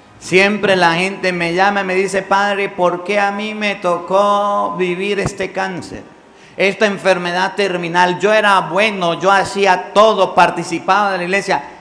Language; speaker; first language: Spanish; native; Spanish